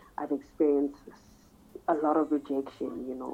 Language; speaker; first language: English; non-native, local second language; Southern Sotho